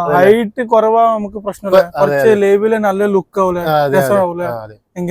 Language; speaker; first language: Malayalam; non-native, learner; Bangla